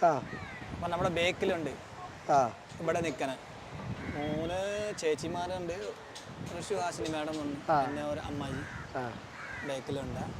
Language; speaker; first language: Malayalam; non-native, local second language; Hindi